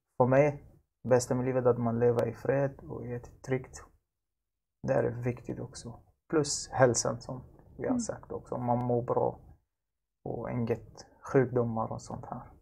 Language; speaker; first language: Swedish; non-native, learner; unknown